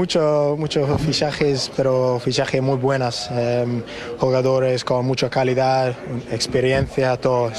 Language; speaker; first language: Spanish; non-native, learner; English